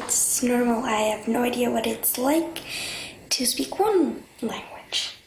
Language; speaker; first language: English; early bilingual, heritage; English